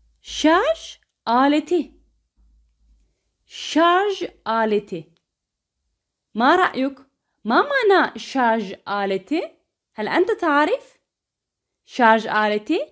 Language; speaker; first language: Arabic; non-native, fluent; Turkish